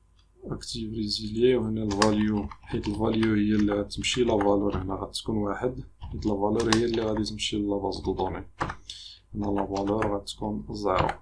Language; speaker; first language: Arabic; native; Arabic